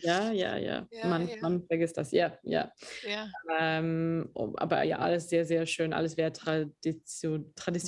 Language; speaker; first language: German; non-native, learner; English